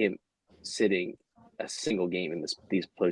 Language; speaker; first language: English; native; English